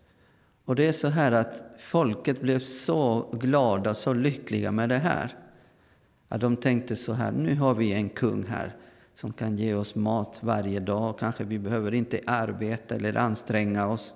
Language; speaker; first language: Swedish; non-native, fluent; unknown